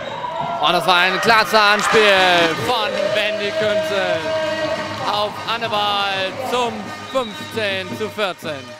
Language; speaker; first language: German; native; German